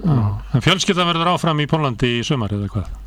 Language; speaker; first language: Icelandic; native; Icelandic